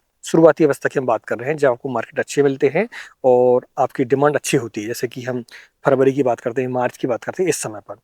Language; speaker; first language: Hindi; native; Hindi